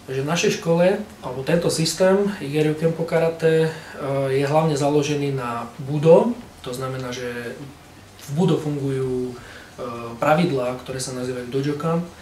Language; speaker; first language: Slovak; native; Slovak